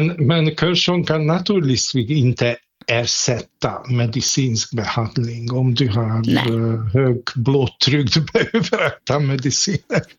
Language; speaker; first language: Swedish; non-native, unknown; Hungarian